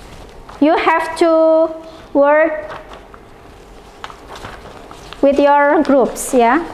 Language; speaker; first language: English; non-native, fluent; Indonesian